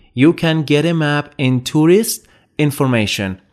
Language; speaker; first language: English; non-native, fluent; Persian